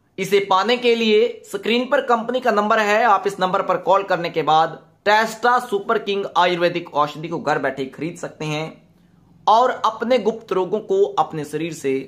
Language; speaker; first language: Hindi; native; Hindi